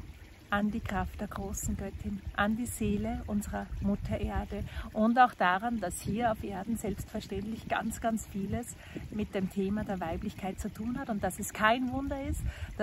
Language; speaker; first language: German; native; German